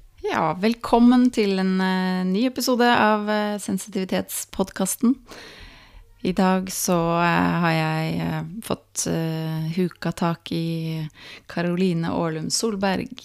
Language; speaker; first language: Norwegian; native; Norwegian